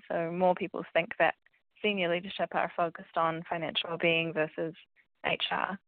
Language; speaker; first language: English; native; English